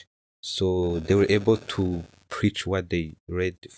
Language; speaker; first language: English; non-native, local second language; Kinyarwanda